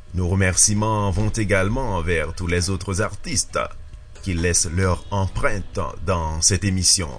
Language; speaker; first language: French; native; French